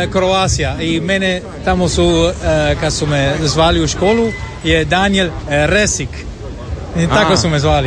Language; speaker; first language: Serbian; early bilingual, heritage; Spanish